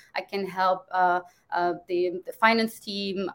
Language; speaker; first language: English; non-native, fluent; French